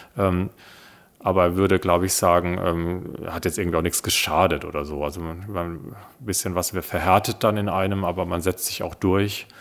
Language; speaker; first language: German; early bilingual, other home language; Italian